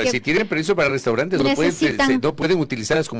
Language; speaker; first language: Spanish; native; Spanish